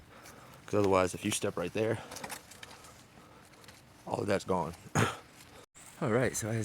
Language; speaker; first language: English; native; English